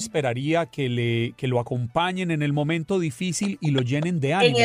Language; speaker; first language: Spanish; native; Spanish